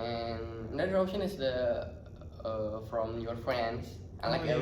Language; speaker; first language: English; non-native, learner; Indonesian